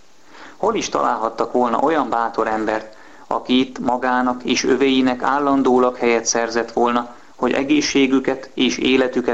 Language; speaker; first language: Hungarian; native; Hungarian